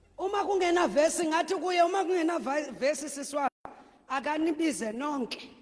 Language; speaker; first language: Zulu; native; Zulu